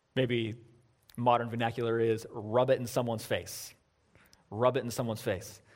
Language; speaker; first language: English; native; English